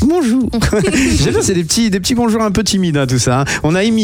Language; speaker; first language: French; native; French